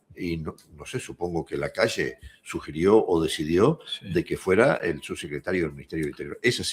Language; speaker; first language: Spanish; native; Spanish